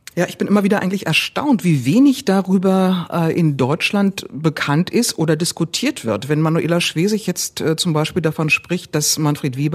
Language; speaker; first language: German; native; German